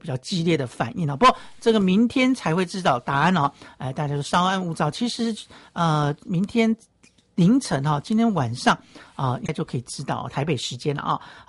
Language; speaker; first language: Chinese; native; Chinese